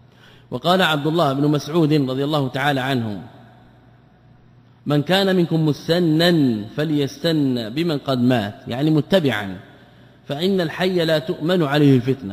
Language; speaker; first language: Arabic; native; Arabic